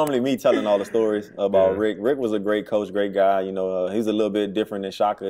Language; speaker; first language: English; native; English